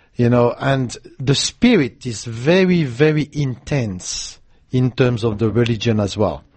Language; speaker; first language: English; non-native, fluent; French